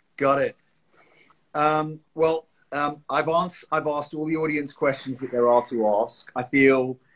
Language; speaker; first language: English; native; English